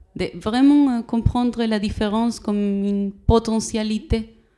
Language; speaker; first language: French; non-native, fluent; Spanish